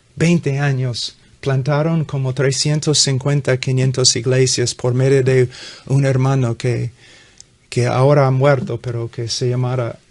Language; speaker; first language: Spanish; non-native, fluent; English